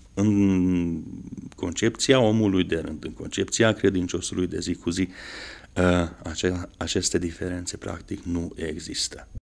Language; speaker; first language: Romanian; non-native, local second language; Hungarian